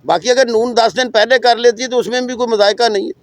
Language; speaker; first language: Urdu; non-native, local second language; Punjabi